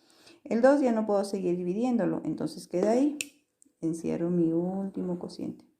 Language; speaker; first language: Spanish; native; Spanish